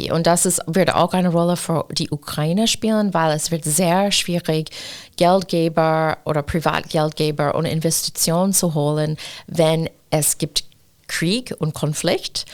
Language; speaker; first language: German; non-native, fluent; English